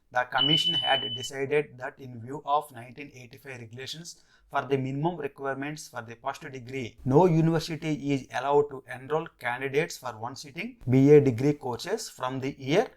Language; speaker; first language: English; non-native, local second language; Telugu